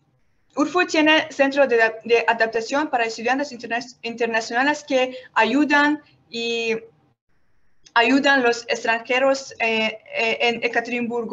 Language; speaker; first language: Spanish; non-native, learner; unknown